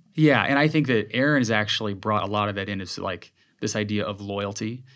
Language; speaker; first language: English; native; English